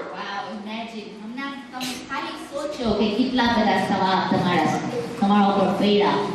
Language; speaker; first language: Gujarati; early bilingual, heritage; Gujarati